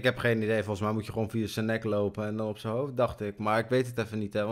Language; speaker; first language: Dutch; native; Dutch